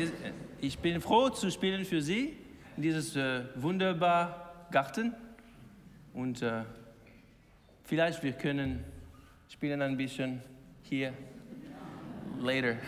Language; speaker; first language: German; non-native, learner; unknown